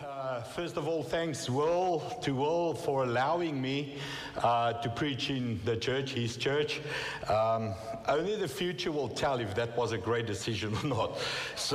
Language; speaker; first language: English; non-native, local second language; Afrikaans